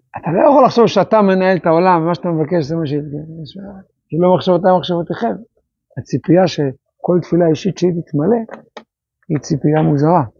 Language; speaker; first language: Hebrew; native; Hebrew